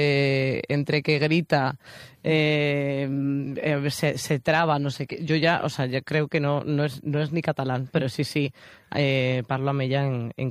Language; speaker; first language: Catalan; non-native, learner; Spanish